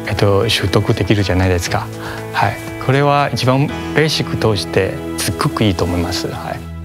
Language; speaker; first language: Japanese; non-native, fluent; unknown